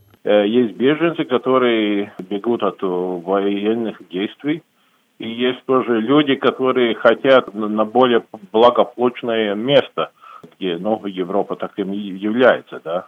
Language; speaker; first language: Russian; non-native, local second language; Latvian